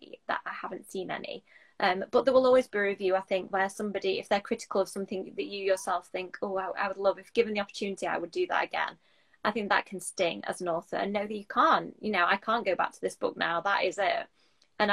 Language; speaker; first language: English; native; English